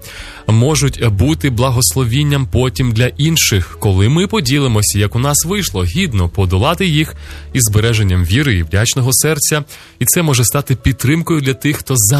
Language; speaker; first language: Ukrainian; native; Ukrainian